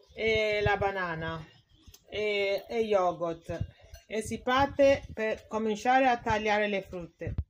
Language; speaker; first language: Italian; non-native, learner; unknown